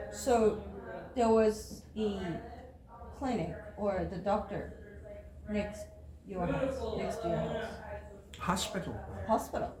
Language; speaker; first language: English; non-native, fluent; Japanese